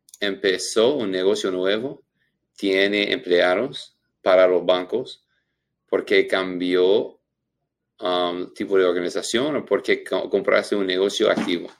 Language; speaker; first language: Spanish; non-native, learner; English